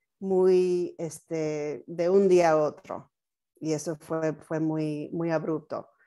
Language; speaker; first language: Spanish; non-native, fluent; English